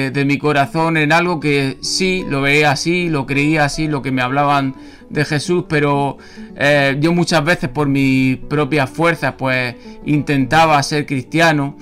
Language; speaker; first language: Spanish; native; Spanish